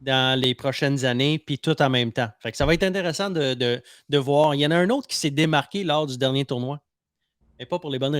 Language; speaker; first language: French; native; French